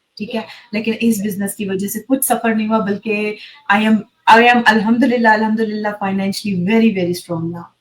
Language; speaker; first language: Urdu; native; Urdu